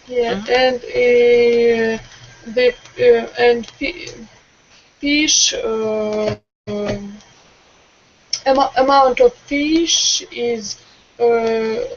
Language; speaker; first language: English; non-native, learner; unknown